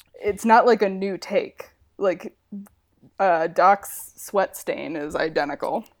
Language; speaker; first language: English; native; English